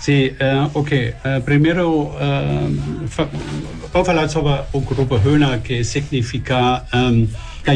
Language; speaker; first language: Portuguese; non-native, learner; German